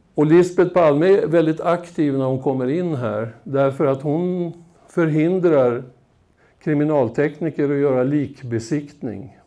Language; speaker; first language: Swedish; native; Swedish